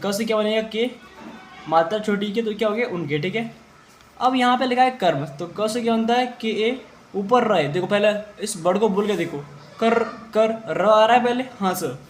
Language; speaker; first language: Hindi; native; Hindi